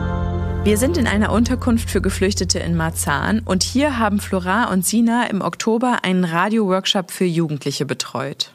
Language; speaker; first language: German; native; German